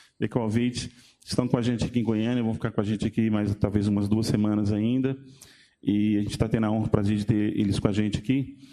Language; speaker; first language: Portuguese; native; Portuguese